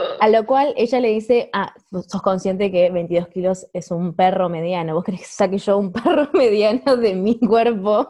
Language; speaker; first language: Spanish; native; Spanish